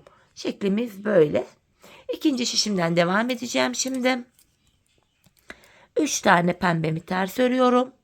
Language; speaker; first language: Turkish; native; Turkish